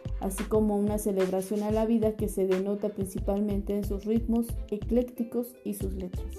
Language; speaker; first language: Spanish; native; Spanish